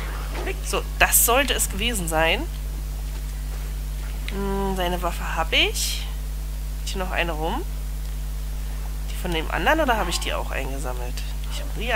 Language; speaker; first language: German; native; German